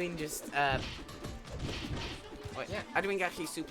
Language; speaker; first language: Welsh; non-native, local second language; English